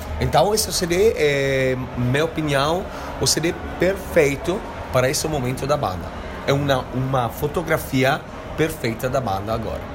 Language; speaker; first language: Portuguese; non-native, fluent; Italian